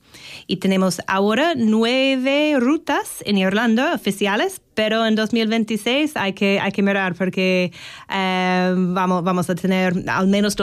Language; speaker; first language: Spanish; non-native, fluent; English